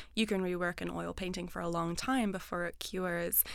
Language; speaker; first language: English; native; English